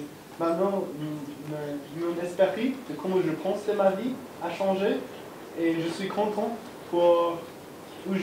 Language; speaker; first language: French; non-native, learner; English